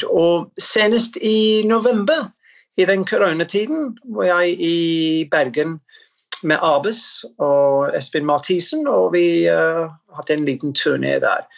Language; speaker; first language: Norwegian; non-native, fluent; English